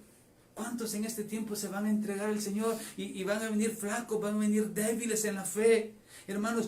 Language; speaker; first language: Spanish; native; Spanish